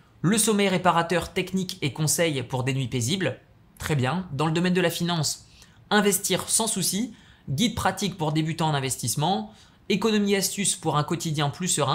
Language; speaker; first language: French; native; French